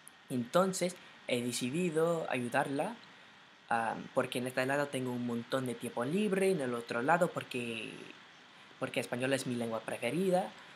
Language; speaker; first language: Spanish; non-native, learner; English